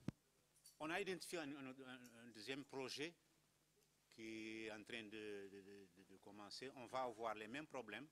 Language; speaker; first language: French; non-native, fluent; Kabuverdianu